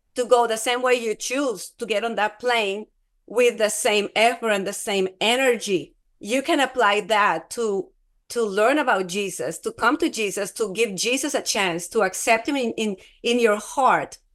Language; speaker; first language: English; non-native, fluent; Spanish